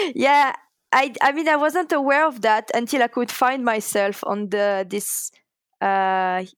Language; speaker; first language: English; non-native, fluent; French